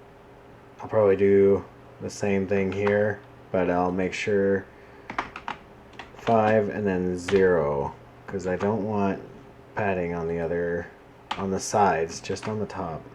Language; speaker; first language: English; native; English